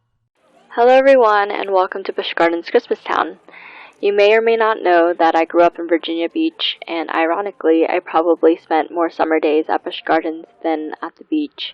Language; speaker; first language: English; native; English